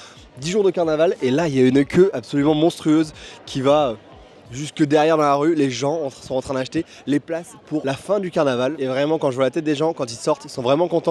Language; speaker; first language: French; native; French